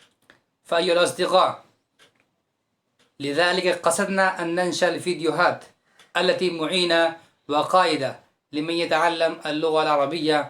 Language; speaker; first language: Arabic; non-native, fluent; Urdu